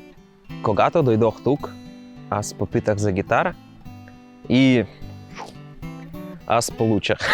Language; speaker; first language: Bulgarian; non-native, learner; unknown